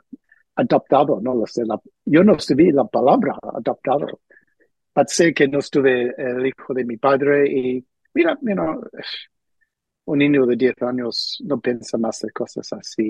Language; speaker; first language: Spanish; early bilingual, heritage; Spanish